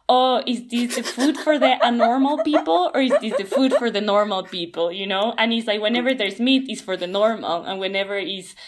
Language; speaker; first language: English; non-native, fluent; Spanish